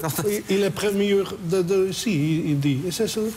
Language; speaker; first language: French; non-native, learner; Dutch